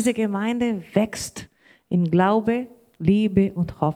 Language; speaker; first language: German; non-native, learner; Portuguese